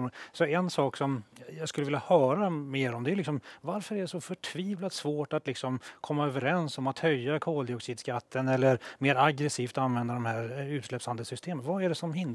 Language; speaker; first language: Swedish; native; Swedish